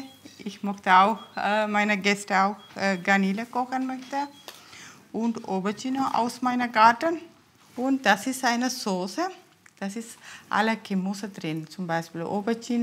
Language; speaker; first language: German; non-native, learner; Tamil